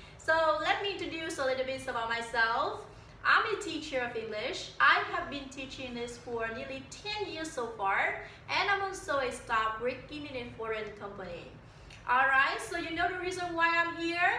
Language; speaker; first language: English; non-native, fluent; Vietnamese